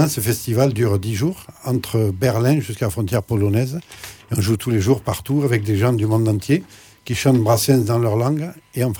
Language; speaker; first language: French; native; French